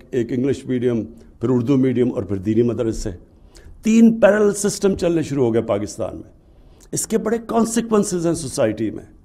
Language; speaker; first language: Urdu; native; Urdu